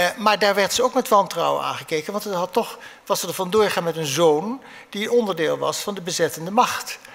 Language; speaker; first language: Dutch; native; Dutch